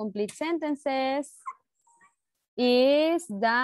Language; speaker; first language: English; non-native, learner; Spanish